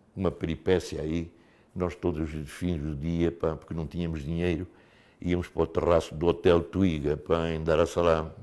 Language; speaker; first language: Portuguese; native; Portuguese